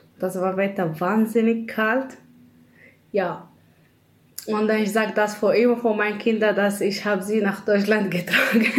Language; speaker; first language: German; non-native, learner; Arabic